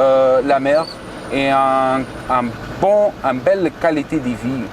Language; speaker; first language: French; non-native, fluent; Portuguese